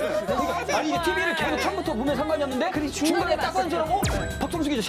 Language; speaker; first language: Korean; native; Korean